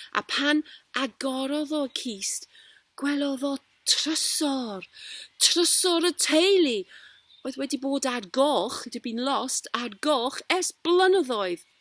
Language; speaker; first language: Welsh; non-native, local second language; English